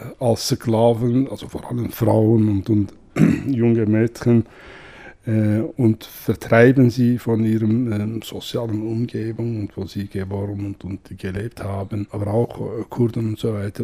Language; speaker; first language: German; non-native, fluent; Kurdish